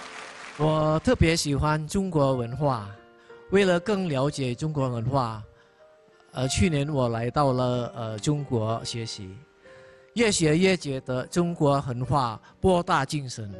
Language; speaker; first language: Chinese; non-native, fluent; Indonesian